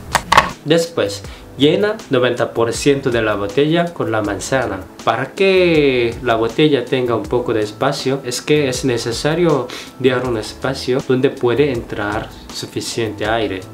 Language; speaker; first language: Spanish; non-native, fluent; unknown